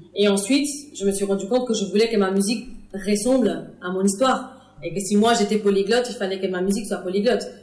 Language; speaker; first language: French; non-native, fluent; English